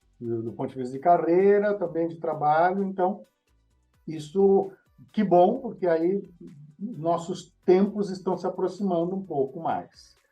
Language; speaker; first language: Portuguese; native; Portuguese